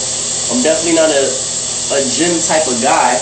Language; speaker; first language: English; native; English